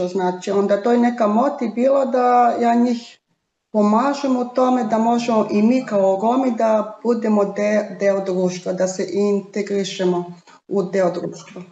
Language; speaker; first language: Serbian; non-native, local second language; Romany